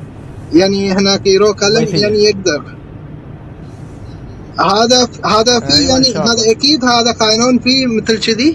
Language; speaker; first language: Arabic; non-native, learner; Tamil